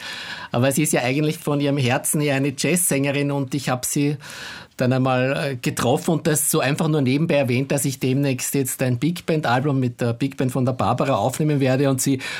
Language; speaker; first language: German; native; German